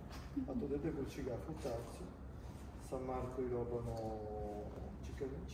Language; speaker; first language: Japanese; non-native, learner; Italian